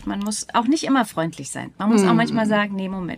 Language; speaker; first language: German; native; German